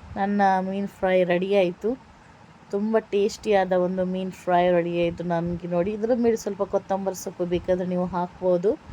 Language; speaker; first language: Kannada; non-native, local second language; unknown